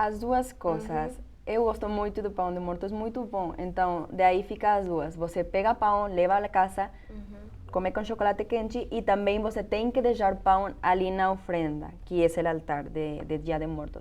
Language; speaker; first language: Portuguese; non-native, fluent; Spanish